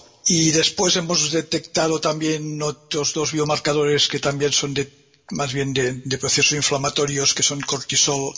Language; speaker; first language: Spanish; native; Spanish